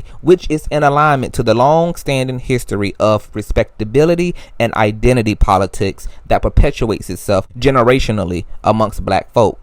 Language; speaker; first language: English; native; English